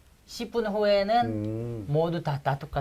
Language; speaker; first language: Korean; non-native, fluent; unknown